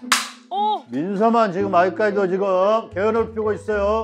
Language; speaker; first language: Korean; native; Korean